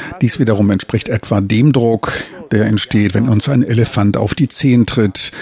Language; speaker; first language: German; native; German